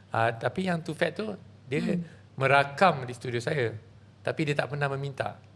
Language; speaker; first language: Malay; native; Malay